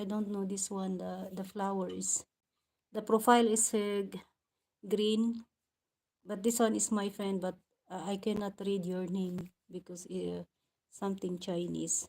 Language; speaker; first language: English; non-native, local second language; Filipino